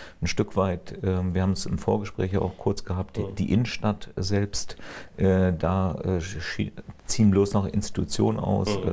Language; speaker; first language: German; native; German